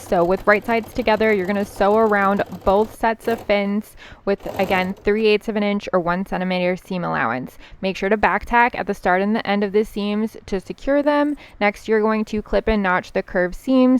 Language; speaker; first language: English; native; English